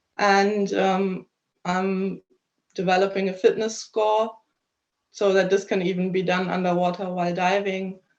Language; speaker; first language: English; non-native, fluent; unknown